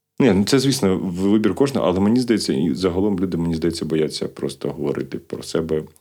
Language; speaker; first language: Ukrainian; native; Ukrainian